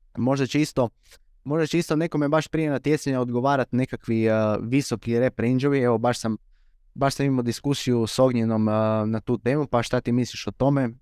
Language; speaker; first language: Croatian; native; Croatian